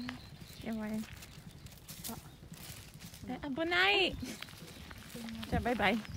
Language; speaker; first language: Japanese; non-native, learner; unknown